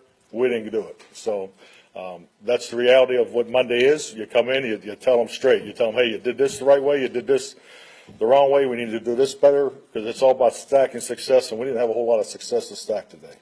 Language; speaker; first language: English; native; English